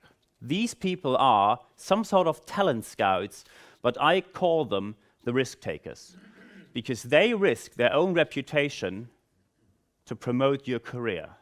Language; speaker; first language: English; non-native, fluent; German